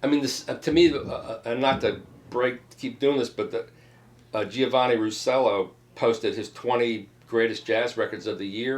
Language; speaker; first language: English; native; English